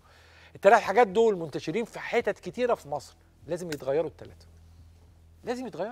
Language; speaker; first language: Arabic; native; Arabic